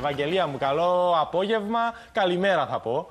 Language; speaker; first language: Greek; native; Greek